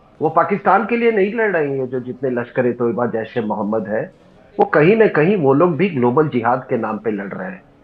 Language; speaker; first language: Hindi; native; Hindi